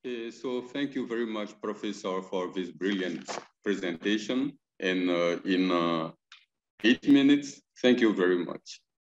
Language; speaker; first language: English; non-native, fluent; Bambara